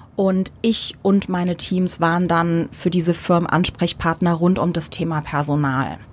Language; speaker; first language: German; early bilingual, other home language; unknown